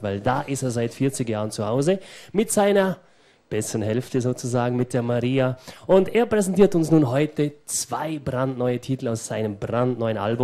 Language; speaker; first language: German; native; German